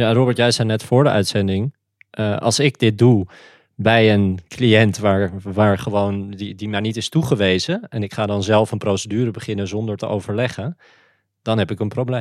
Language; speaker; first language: Dutch; native; Dutch